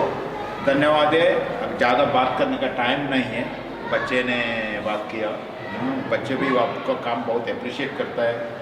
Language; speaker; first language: Hindi; non-native, learner; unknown